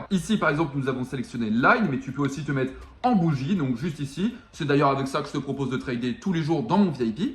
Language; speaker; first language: French; native; French